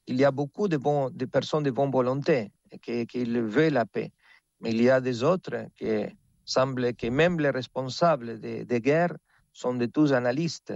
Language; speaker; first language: French; non-native, fluent; Spanish